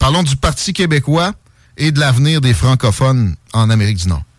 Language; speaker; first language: French; native; French